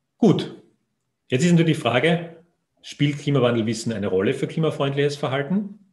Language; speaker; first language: German; native; German